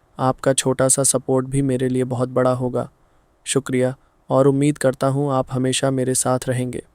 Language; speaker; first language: Hindi; non-native, fluent; Bangla